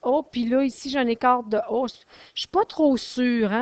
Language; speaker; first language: French; native; French